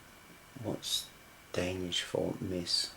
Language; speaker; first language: English; native; English